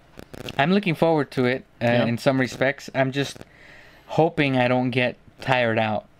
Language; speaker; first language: English; native; English